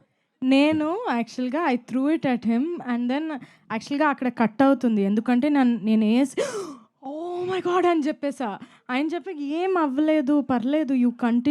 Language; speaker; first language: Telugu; non-native, fluent; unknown